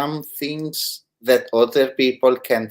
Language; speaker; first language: English; non-native, learner; Italian